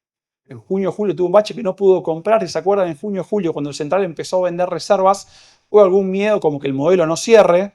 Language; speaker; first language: Spanish; native; Spanish